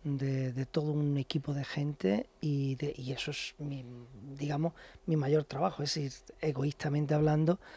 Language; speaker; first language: Spanish; native; Spanish